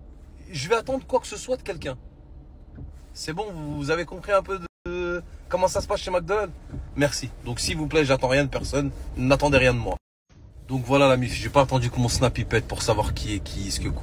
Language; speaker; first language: French; native; French